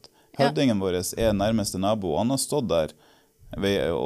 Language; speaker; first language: Norwegian; native; Norwegian